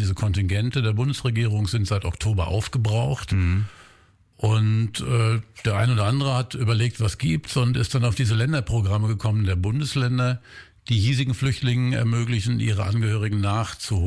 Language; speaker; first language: German; native; German